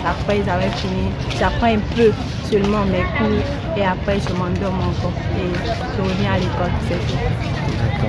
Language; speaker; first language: French; non-native, local second language; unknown